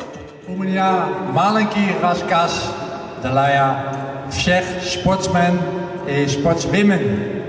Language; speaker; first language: Russian; non-native, learner; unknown